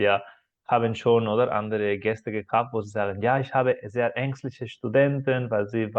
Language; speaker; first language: German; non-native, fluent; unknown